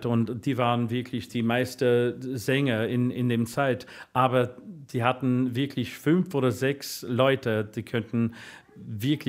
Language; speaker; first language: German; non-native, fluent; English